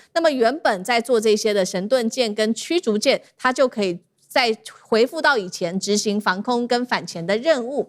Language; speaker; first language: Chinese; native; Chinese